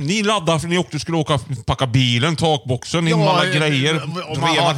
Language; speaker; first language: Swedish; native; Swedish